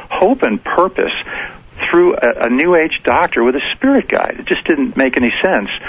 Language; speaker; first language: English; native; English